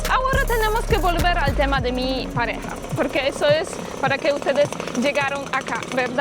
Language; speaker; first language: Spanish; non-native, fluent; Polish